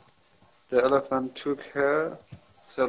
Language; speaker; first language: English; non-native, learner; Kurdish